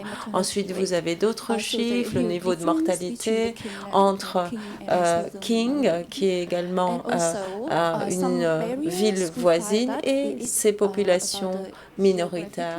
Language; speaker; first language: French; non-native, fluent; Vietnamese